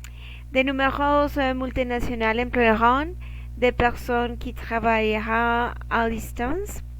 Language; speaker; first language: French; non-native, learner; Spanish